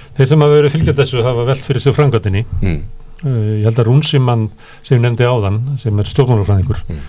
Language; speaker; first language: Icelandic; native; Icelandic